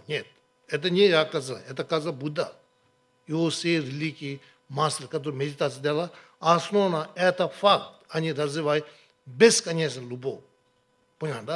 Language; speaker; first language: Russian; non-native, learner; Tibetan